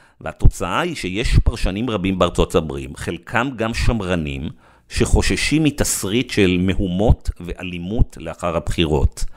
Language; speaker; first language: Hebrew; native; Hebrew